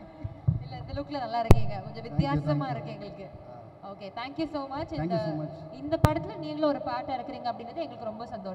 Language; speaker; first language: Tamil; native; Tamil